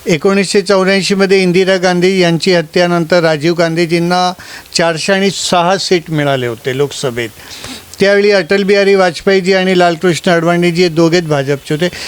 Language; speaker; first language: Marathi; non-native, local second language; Gujarati